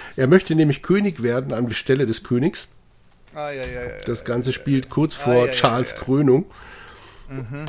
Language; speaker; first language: German; native; German